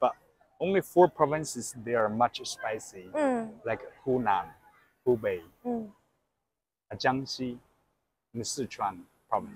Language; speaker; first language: English; non-native, learner; Chinese